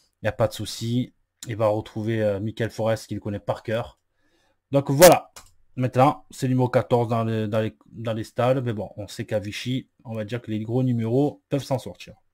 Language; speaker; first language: French; native; French